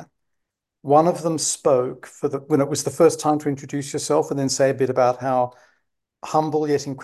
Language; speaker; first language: English; native; English